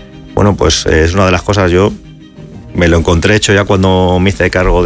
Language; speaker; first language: Spanish; native; Spanish